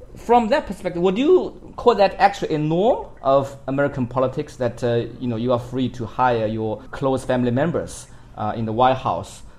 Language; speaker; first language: English; non-native, fluent; Chinese